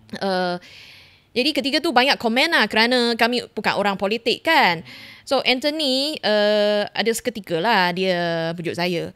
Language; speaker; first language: Malay; non-native, local second language; Chinese